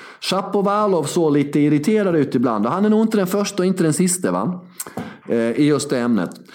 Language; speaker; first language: Swedish; early bilingual, other home language; Serbian